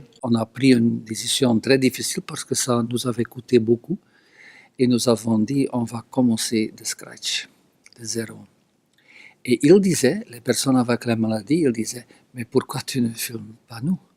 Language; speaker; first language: French; non-native, local second language; Dutch